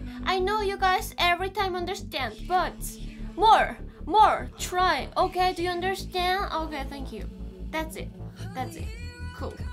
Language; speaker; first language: English; non-native, learner; Korean